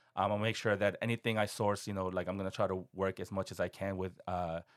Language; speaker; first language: English; non-native, fluent; Korean